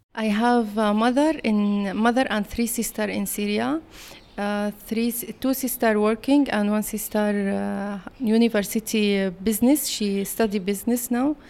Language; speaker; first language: English; non-native, learner; Arabic